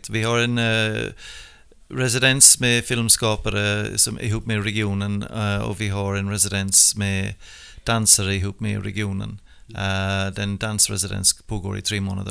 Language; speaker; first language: Swedish; non-native, fluent; English